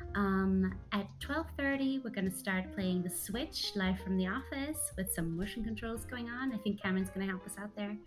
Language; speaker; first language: English; early bilingual, other home language; German